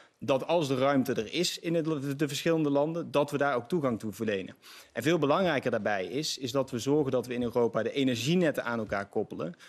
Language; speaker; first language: Dutch; native; Dutch